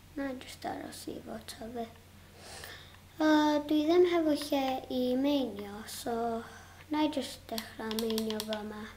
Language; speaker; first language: Welsh; non-native, local second language; English